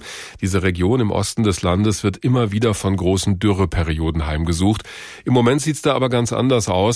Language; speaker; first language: German; native; German